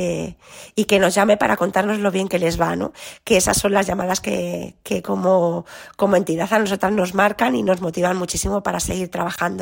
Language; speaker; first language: Spanish; native; Spanish